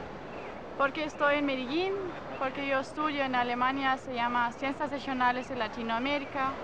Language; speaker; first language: Spanish; non-native, fluent; German